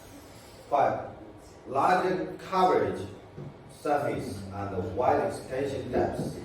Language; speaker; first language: English; non-native, fluent; Chinese